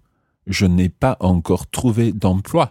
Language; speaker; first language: French; non-native, fluent; English